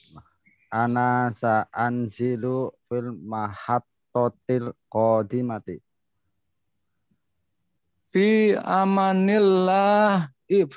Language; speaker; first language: Arabic; non-native, learner; Indonesian